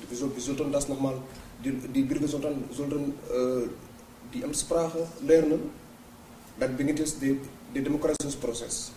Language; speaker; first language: German; non-native, learner; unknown